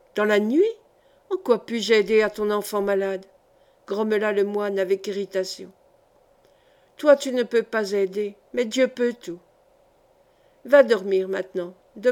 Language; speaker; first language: French; native; French